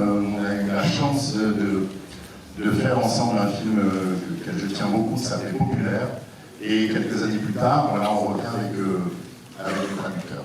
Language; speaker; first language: French; native; French